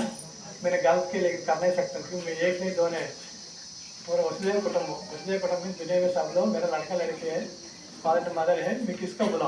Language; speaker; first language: Hindi; non-native, local second language; Telugu